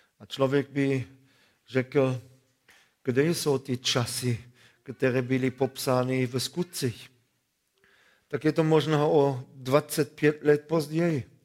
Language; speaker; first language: Czech; non-native, fluent; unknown